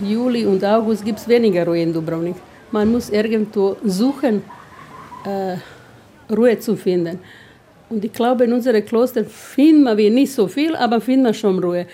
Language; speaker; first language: German; non-native, fluent; Croatian